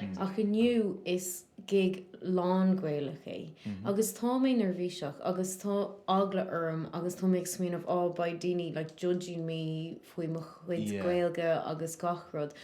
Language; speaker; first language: Irish; non-native, local second language; English